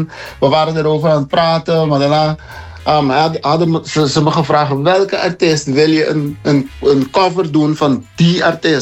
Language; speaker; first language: Dutch; non-native, local second language; Papiamento